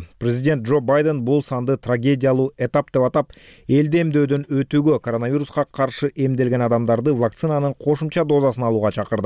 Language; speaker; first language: Kyrgyz; native; Kyrgyz